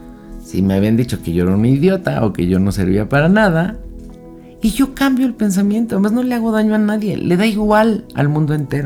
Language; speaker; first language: Spanish; native; Spanish